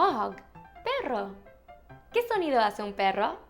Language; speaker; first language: Spanish; non-native, fluent; English